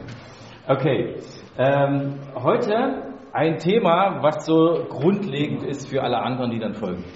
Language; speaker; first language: German; native; German